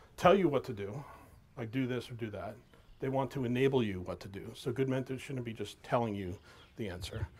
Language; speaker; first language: English; native; English